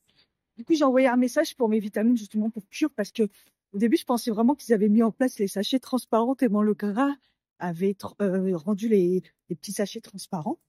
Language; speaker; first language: French; native; French